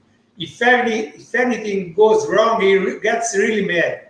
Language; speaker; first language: English; non-native, learner; Italian